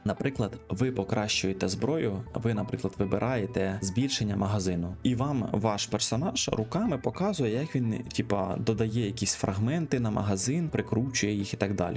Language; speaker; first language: Ukrainian; native; Ukrainian